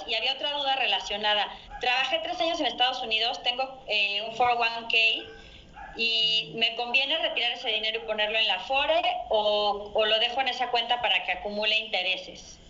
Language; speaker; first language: Spanish; native; Spanish